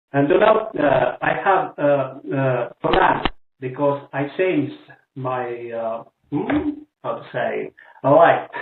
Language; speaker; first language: English; non-native, learner; Estonian